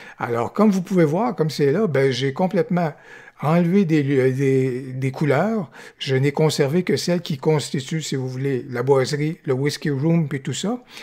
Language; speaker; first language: French; native; French